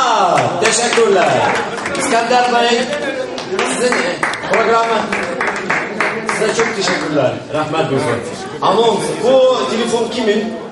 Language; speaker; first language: Turkish; non-native, learner; Tatar